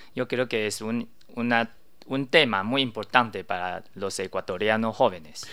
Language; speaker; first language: Spanish; non-native, learner; Chinese